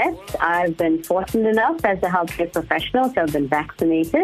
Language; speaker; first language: English; native; English